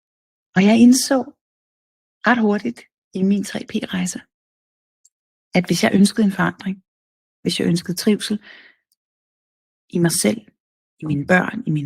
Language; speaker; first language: Danish; native; Danish